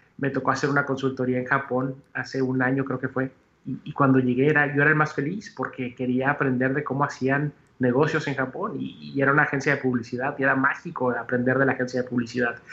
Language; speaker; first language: Spanish; early bilingual, heritage; Spanish